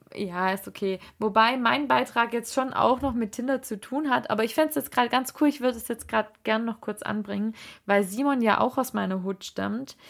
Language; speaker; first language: German; native; German